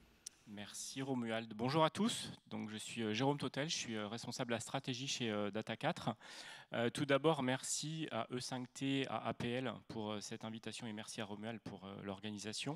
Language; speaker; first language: French; native; French